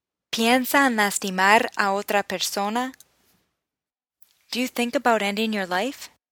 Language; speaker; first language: Spanish; non-native, fluent; English